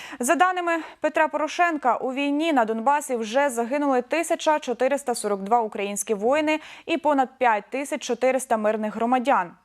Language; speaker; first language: Ukrainian; native; Ukrainian